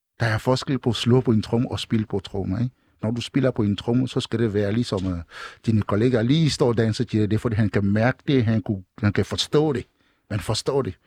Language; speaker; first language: Danish; non-native, fluent; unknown